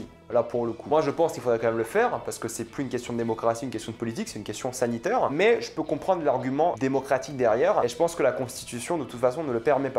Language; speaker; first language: French; native; French